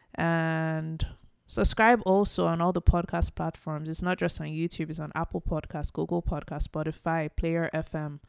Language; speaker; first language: English; non-native, local second language; Yoruba